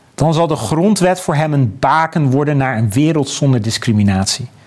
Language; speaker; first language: Dutch; native; Dutch